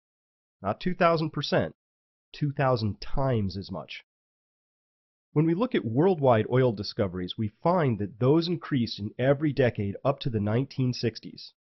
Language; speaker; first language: English; native; English